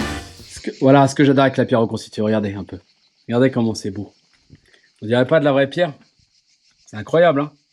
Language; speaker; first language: French; native; French